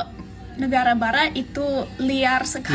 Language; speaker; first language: Indonesian; non-native, fluent; English